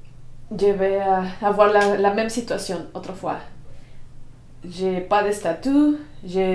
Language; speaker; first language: French; non-native, learner; Spanish